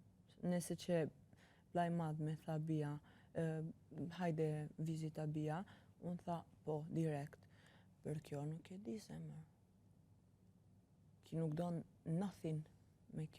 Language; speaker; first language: Albanian; early bilingual, heritage; Albanian